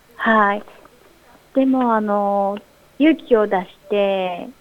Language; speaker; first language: Japanese; native; Japanese